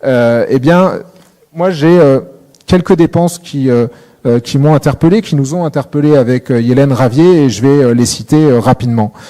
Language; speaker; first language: French; native; French